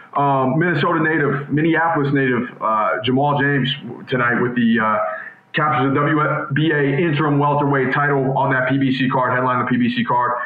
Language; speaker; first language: English; native; English